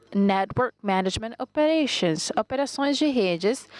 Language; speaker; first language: Portuguese; non-native, fluent; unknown